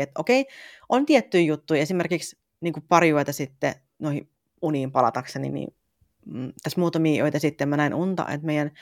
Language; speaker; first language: Finnish; native; Finnish